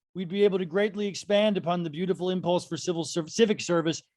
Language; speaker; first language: English; native; English